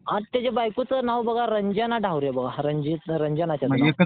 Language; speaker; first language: Marathi; native; Marathi